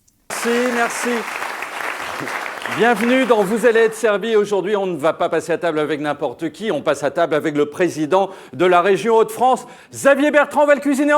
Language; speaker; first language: French; native; French